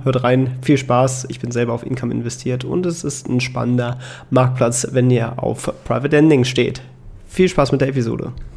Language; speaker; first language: German; native; German